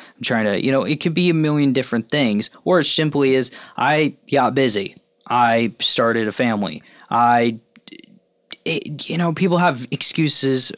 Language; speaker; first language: English; native; English